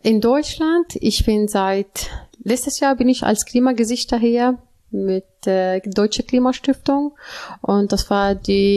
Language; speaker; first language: German; non-native, learner; Arabic